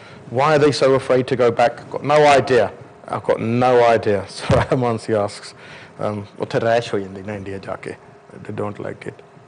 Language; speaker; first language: English; early bilingual, other home language; Punjabi